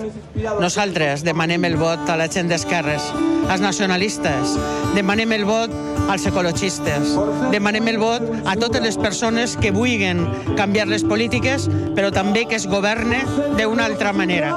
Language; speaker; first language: Catalan; native; Catalan